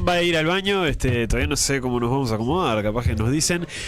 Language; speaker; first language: Spanish; native; Spanish